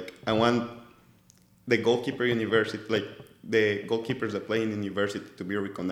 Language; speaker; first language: English; non-native, fluent; Spanish